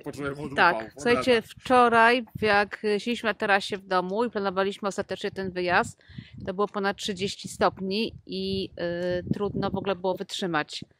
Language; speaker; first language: Polish; native; Polish